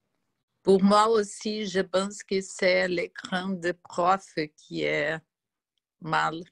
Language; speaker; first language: French; non-native, learner; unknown